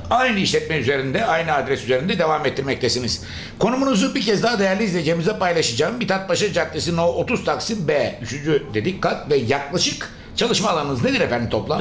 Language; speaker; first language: Turkish; native; Turkish